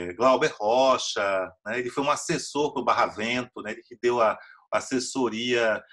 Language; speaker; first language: Portuguese; native; Portuguese